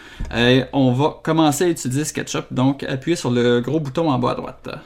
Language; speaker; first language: French; native; French